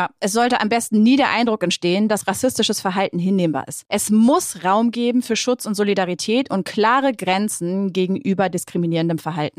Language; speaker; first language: German; native; German